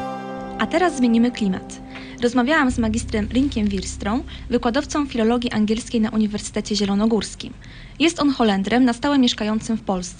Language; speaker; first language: Polish; native; Polish